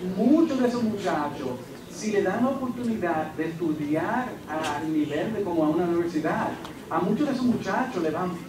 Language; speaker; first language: Spanish; early bilingual, heritage; Spanish